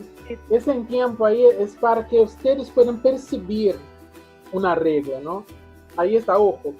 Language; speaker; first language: Spanish; non-native, fluent; Portuguese